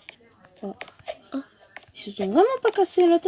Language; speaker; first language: French; native; French